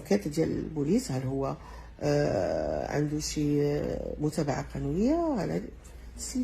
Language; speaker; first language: Arabic; native; Arabic